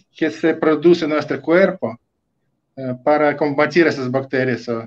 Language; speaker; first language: Spanish; non-native, fluent; Russian